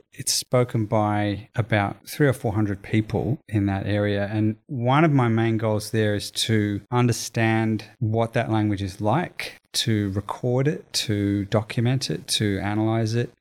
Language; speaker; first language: English; native; English